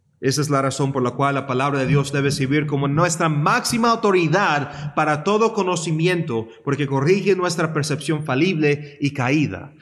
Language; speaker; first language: Spanish; early bilingual, heritage; Spanish